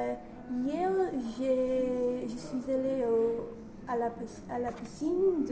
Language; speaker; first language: French; non-native, learner; English